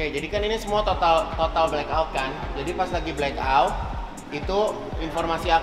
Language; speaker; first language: Indonesian; native; Indonesian